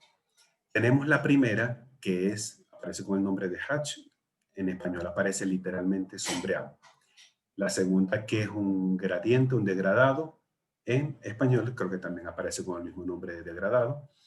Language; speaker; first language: Spanish; native; Spanish